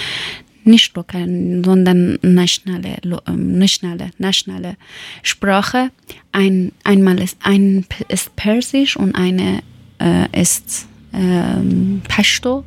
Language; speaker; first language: German; non-native, learner; Persian